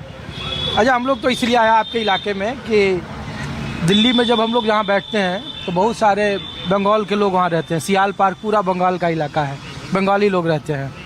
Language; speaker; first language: Hindi; native; Hindi